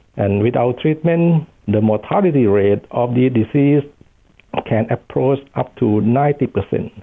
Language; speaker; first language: English; non-native, fluent; Thai